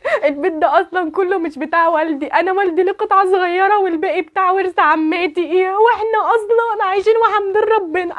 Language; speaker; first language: Arabic; native; Arabic